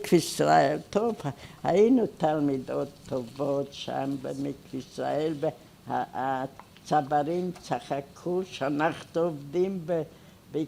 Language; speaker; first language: Hebrew; non-native, fluent; Hungarian